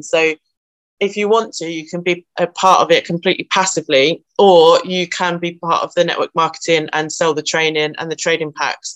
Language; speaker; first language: English; native; English